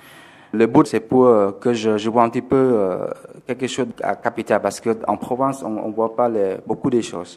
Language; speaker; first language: French; non-native, fluent; Khmer